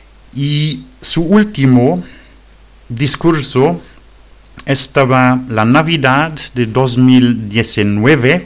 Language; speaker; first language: Spanish; non-native, fluent; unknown